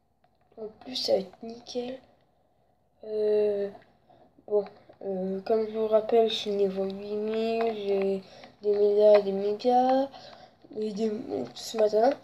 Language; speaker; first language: French; native; French